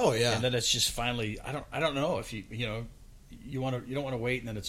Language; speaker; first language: English; native; English